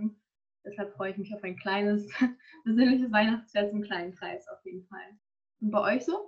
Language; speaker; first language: German; native; German